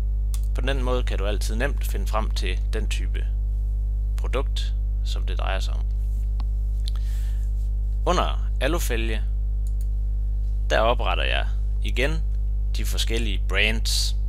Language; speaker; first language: Danish; native; Danish